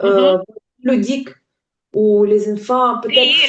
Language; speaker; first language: French; non-native, learner; Ukrainian